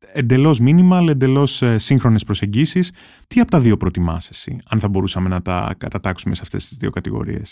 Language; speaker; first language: Greek; native; Greek